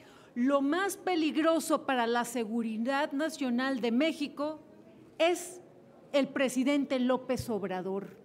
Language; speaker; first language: Spanish; native; Spanish